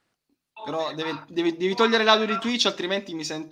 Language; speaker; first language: Italian; native; Italian